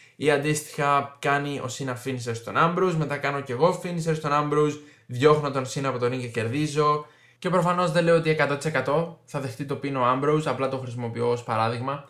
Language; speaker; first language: Greek; native; Greek